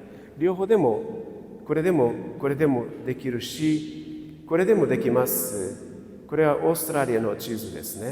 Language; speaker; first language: Japanese; non-native, fluent; Portuguese